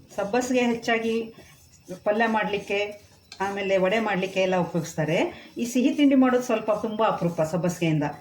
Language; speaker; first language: Kannada; non-native, local second language; Konkani